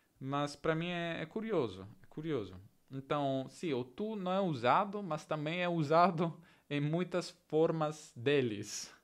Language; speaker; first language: Portuguese; non-native, learner; Italian